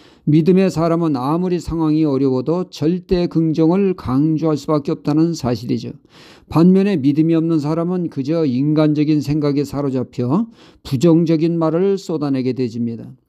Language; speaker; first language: Korean; native; Korean